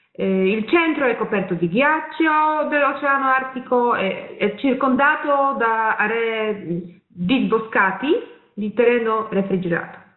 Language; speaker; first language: Italian; non-native, fluent; Polish